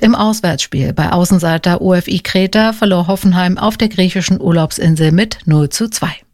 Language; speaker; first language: German; native; German